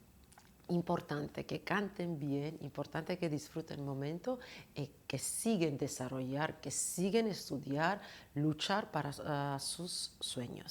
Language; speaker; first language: Spanish; non-native, fluent; Georgian